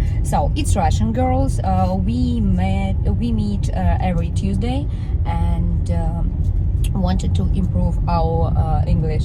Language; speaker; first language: English; non-native, learner; Russian